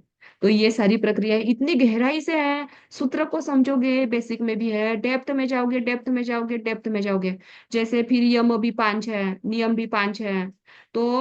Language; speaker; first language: Hindi; native; Hindi